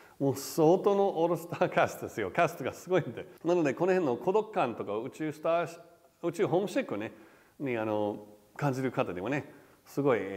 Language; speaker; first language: Japanese; non-native, fluent; English